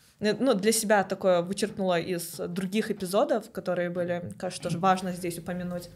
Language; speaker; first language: Russian; native; Russian